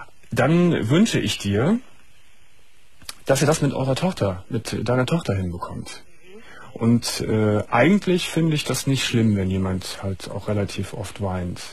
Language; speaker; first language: German; native; German